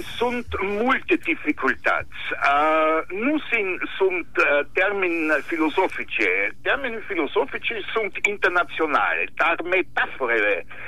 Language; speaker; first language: Romanian; non-native, fluent; German